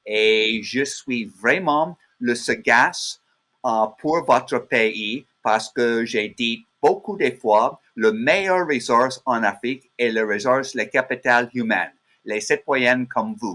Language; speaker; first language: French; non-native, learner; English